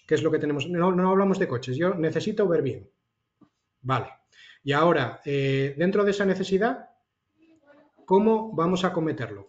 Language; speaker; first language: Spanish; native; Spanish